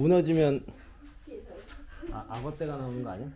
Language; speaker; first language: Korean; native; Korean